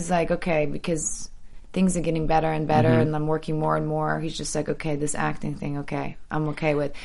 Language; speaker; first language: English; early bilingual, other home language; Polish